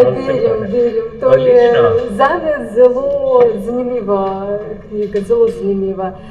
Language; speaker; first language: Slovenian; non-native, learner; Russian